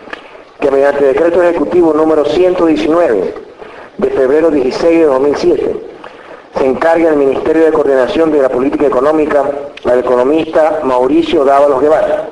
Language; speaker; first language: Spanish; native; Spanish